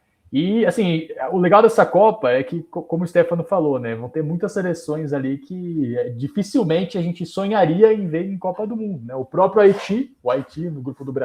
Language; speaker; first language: Portuguese; native; Portuguese